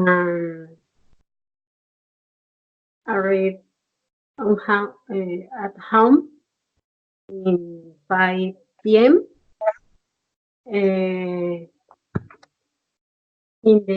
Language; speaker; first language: English; non-native, learner; Spanish